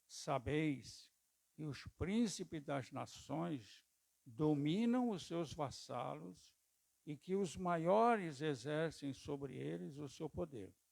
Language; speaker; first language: Portuguese; native; Portuguese